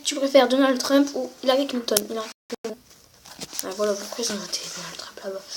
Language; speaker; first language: French; native; French